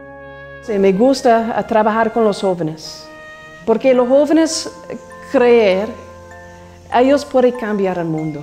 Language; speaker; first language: Spanish; non-native, learner; English